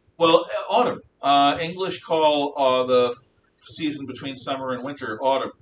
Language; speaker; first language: English; native; English